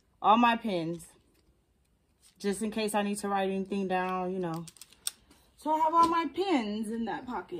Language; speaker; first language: English; native; English